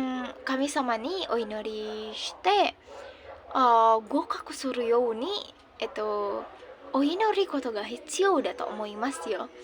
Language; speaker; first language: Japanese; non-native, learner; Indonesian